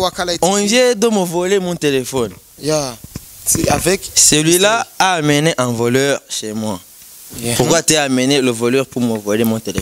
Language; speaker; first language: French; non-native, local second language; Rundi